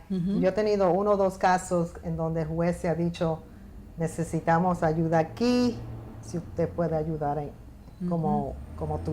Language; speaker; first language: Spanish; early bilingual, heritage; Spanish